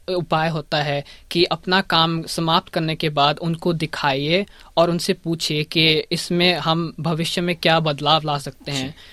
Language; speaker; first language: Hindi; early bilingual, heritage; Hindi